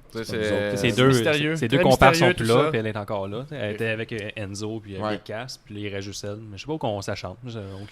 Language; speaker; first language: French; native; French